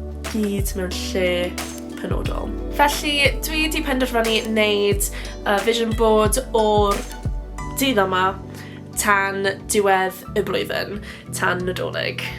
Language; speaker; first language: Welsh; non-native, local second language; English